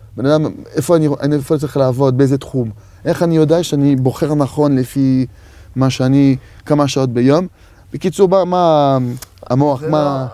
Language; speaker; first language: Hebrew; non-native, fluent; French